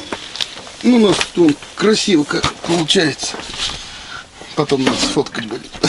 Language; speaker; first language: Russian; native; Russian